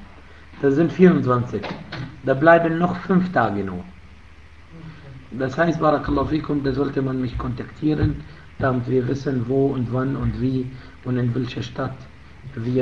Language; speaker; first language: German; non-native, fluent; Arabic